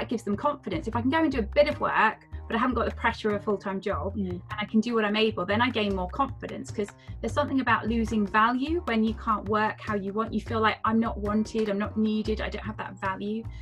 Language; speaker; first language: English; native; English